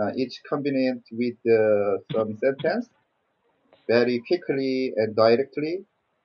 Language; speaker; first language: English; non-native, learner; Korean